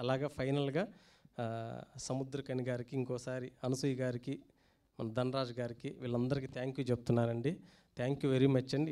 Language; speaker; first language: Telugu; native; Telugu